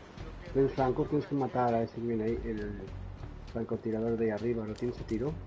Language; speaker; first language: Spanish; native; Spanish